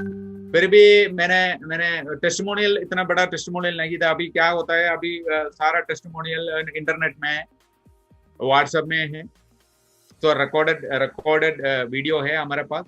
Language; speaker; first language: Hindi; non-native, local second language; Malayalam